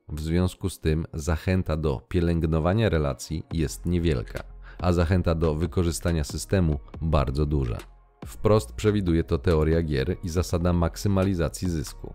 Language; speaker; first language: Polish; native; Polish